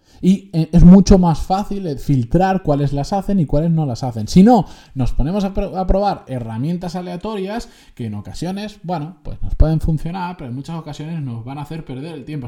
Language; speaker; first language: Spanish; native; Spanish